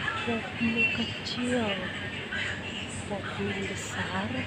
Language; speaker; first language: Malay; non-native, local second language; Javanese